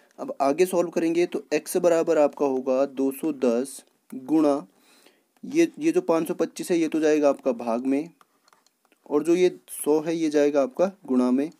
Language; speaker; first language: Hindi; native; Hindi